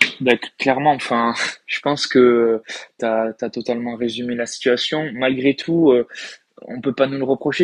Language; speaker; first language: French; native; French